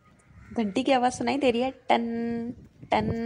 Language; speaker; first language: Hindi; native; Hindi